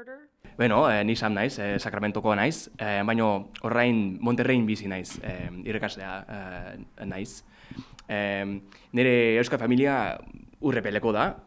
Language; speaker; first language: Basque; non-native, learner; English